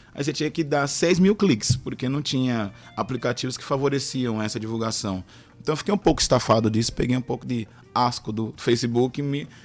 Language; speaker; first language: Portuguese; native; Portuguese